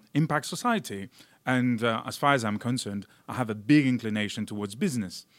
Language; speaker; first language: English; non-native, fluent; French